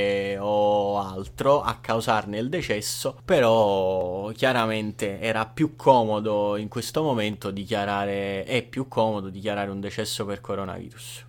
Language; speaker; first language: Italian; native; Italian